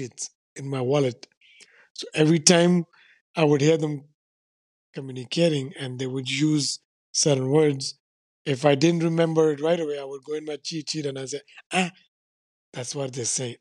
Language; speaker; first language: English; non-native, local second language; Sindhi